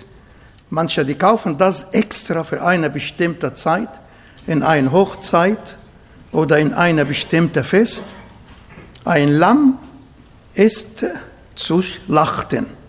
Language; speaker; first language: German; non-native, fluent; Arabic